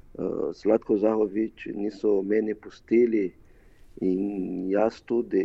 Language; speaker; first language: Slovenian; non-native, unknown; Portuguese